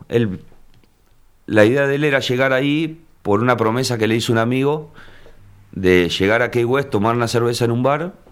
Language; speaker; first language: Spanish; native; Spanish